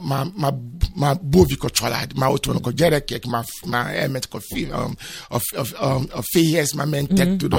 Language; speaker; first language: Hungarian; non-native, fluent; Yoruba